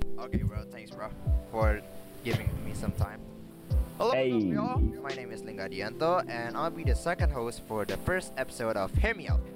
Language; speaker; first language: English; non-native, learner; Indonesian